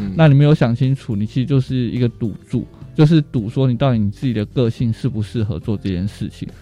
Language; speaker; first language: Chinese; native; Chinese